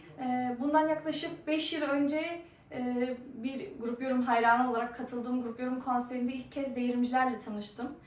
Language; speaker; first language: Turkish; early bilingual, heritage; Turkish